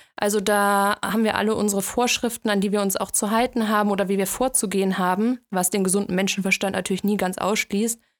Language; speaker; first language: German; native; German